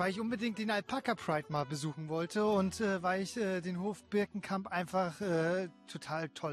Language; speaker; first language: German; native; German